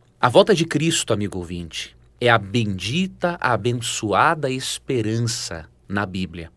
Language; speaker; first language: Portuguese; native; Portuguese